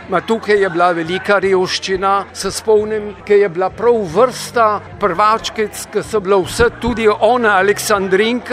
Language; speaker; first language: Slovenian; early bilingual, heritage; Slovenian